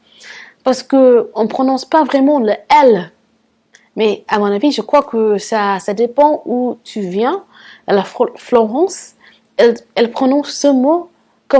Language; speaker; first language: French; non-native, fluent; English